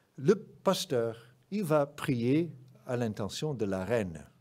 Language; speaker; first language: French; non-native, fluent; Dutch